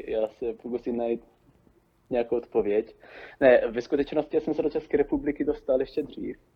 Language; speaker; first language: Czech; non-native, fluent; Italian